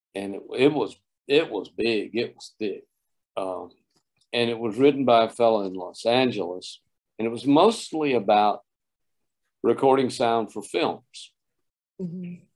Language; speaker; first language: English; native; English